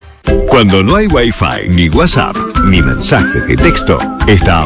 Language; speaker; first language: Spanish; native; Spanish